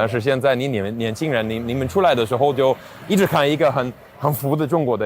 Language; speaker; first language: Chinese; non-native, fluent; English